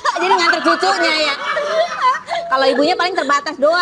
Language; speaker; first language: Indonesian; native; Indonesian